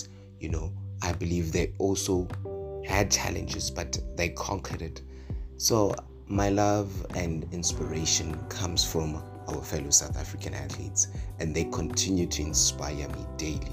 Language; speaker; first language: English; non-native, local second language; Northern Sotho